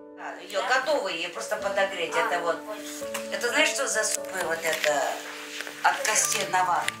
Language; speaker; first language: Russian; native; Russian